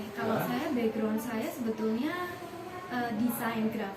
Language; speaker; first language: Indonesian; native; Indonesian